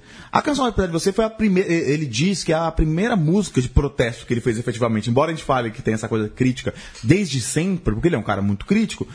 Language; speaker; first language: Portuguese; native; Portuguese